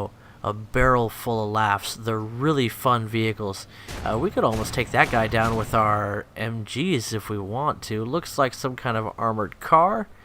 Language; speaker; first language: English; native; English